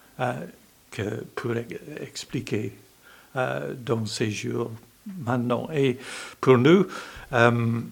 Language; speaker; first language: French; non-native, learner; English